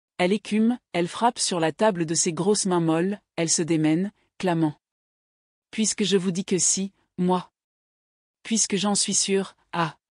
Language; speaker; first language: French; native; French